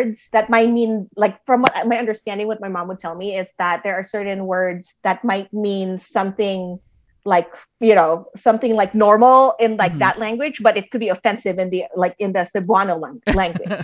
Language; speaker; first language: English; native; English